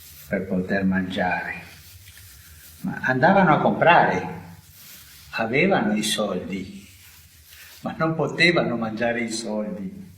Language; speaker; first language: Italian; non-native, fluent; Spanish